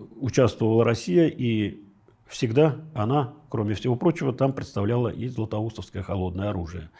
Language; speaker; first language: Russian; native; Russian